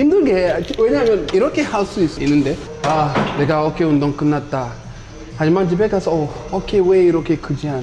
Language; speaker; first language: Korean; non-native, learner; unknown